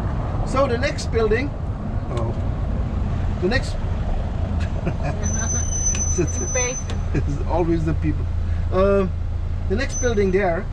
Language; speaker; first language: English; non-native, fluent; Portuguese